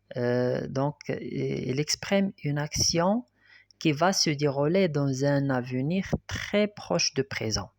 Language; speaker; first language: French; non-native, local second language; Arabic